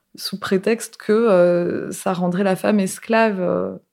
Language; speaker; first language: French; native; French